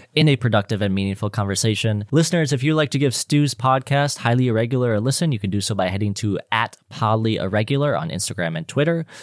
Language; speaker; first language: English; native; English